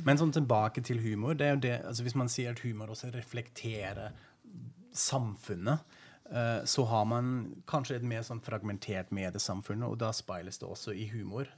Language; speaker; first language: Norwegian; non-native, fluent; German